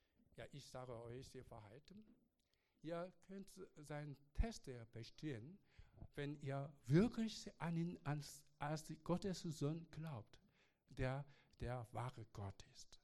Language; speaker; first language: German; non-native, learner; Korean